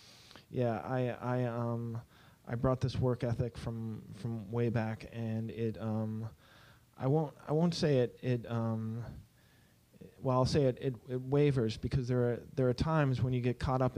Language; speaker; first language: English; native; English